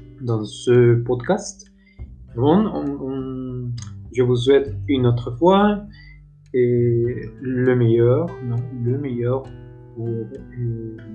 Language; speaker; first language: French; non-native, learner; Spanish